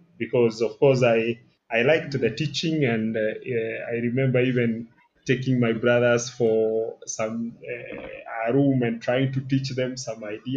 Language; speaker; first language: English; non-native, local second language; Kikuyu